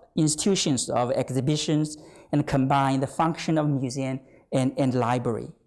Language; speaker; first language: English; non-native, fluent; Chinese